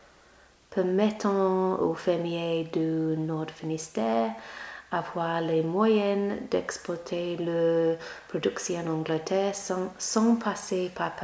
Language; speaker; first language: French; non-native, learner; English